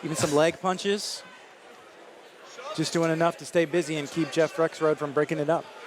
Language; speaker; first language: English; native; English